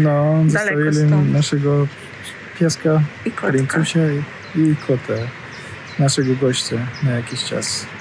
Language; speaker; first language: Polish; non-native, learner; Russian